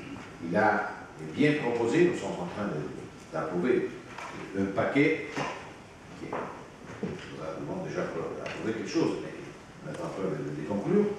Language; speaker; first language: French; non-native, fluent; Italian